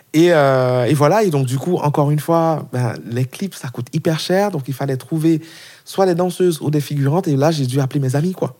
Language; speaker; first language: French; non-native, local second language; Haitian Creole